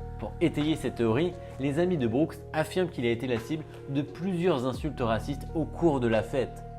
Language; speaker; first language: French; native; French